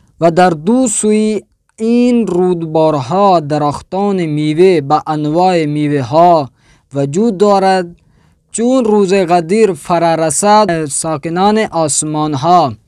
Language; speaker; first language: Persian; non-native, fluent; Urdu